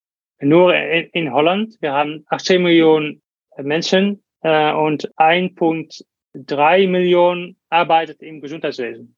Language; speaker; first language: German; non-native, learner; Dutch